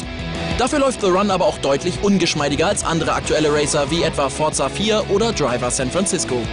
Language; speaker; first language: German; native; German